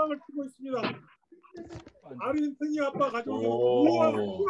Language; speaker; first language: Korean; native; Korean